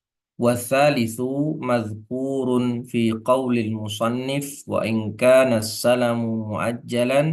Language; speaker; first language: Arabic; non-native, fluent; Indonesian